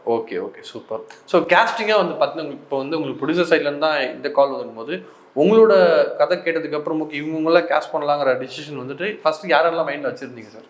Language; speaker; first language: Tamil; native; Tamil